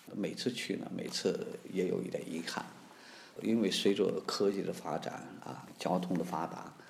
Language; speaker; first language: Chinese; native; Chinese